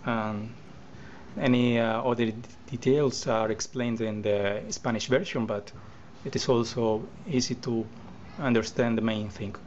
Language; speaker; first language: English; non-native, learner; Spanish